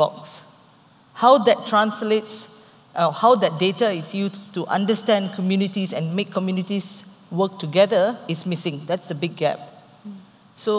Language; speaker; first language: English; non-native, local second language; Tamil